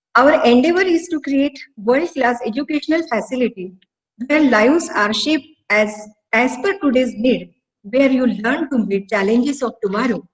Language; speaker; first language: English; non-native, local second language; Marathi